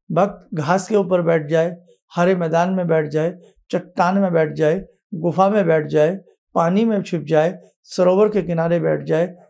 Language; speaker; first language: Hindi; native; Hindi